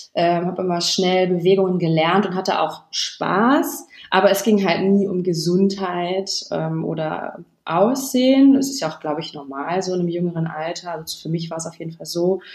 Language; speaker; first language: German; native; German